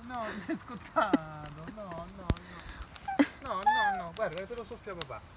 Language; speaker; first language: Italian; native; Italian